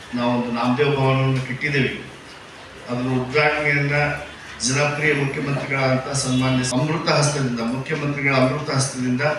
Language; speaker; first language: Kannada; non-native, local second language; Marathi